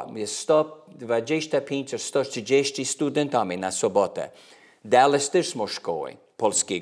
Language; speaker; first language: Polish; early bilingual, heritage; English